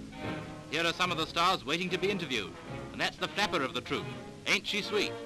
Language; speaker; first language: English; native; English